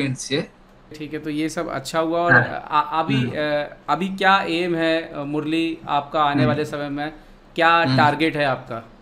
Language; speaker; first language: Hindi; native; Hindi